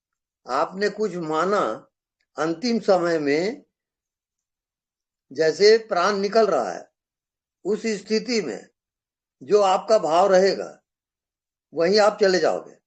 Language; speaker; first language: Hindi; native; Hindi